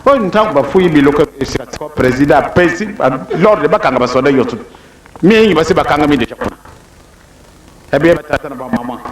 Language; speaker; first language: Lingala; non-native, local second language; Kongo